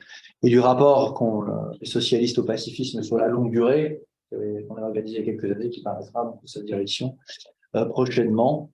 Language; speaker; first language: French; native; French